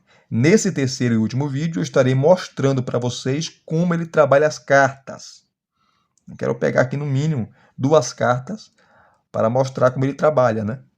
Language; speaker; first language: Portuguese; native; Portuguese